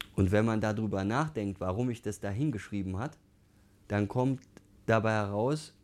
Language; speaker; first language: German; native; German